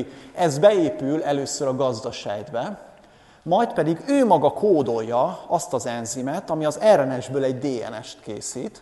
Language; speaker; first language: Hungarian; native; Hungarian